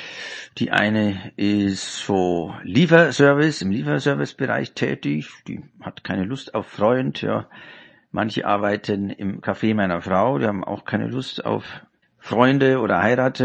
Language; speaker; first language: German; native; German